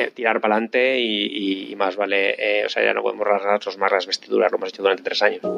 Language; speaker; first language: Spanish; native; Spanish